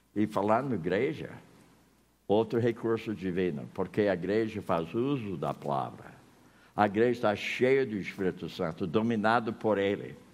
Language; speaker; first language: Portuguese; non-native, fluent; English